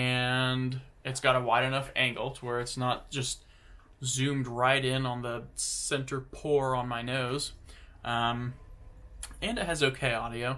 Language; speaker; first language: English; native; English